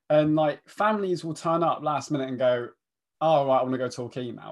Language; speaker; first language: English; native; English